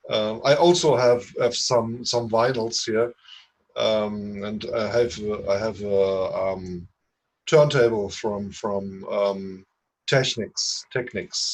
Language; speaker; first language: English; non-native, fluent; German